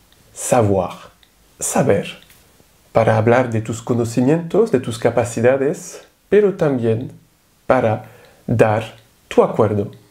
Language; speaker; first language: Spanish; non-native, fluent; French